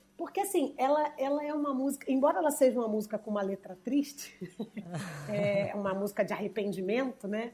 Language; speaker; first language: Portuguese; native; Portuguese